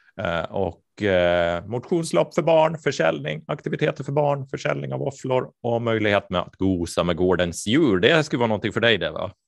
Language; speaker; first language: Swedish; native; Swedish